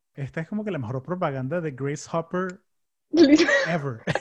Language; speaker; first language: Spanish; early bilingual, heritage; Spanish